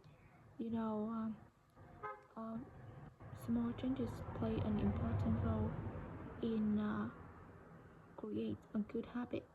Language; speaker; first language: English; non-native, learner; Vietnamese